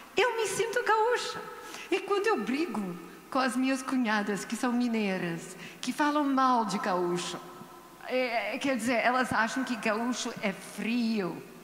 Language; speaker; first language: Portuguese; non-native, fluent; English